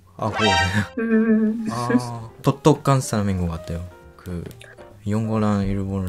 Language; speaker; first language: Korean; non-native, learner; Japanese